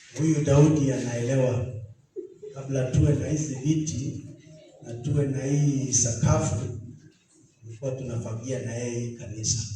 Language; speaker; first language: Swahili; non-native, local second language; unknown